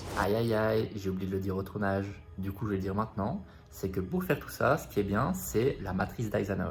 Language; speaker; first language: French; native; French